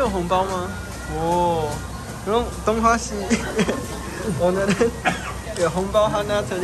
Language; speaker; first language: Korean; non-native, learner; Chinese